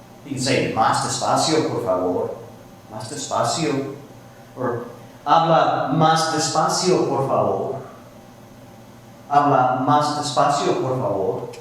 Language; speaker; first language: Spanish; non-native, fluent; English